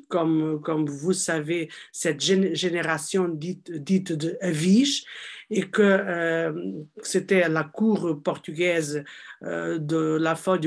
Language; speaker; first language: French; non-native, fluent; Portuguese